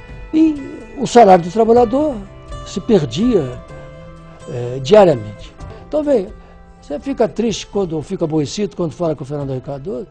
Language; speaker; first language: Portuguese; native; Portuguese